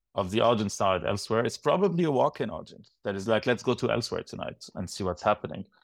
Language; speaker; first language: English; non-native, fluent; Arabic